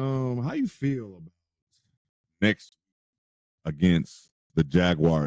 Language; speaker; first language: English; native; English